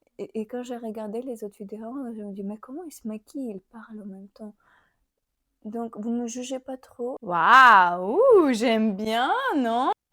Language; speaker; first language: French; non-native, fluent; Ukrainian